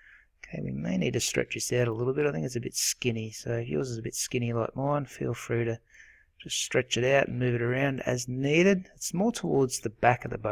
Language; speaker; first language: English; native; English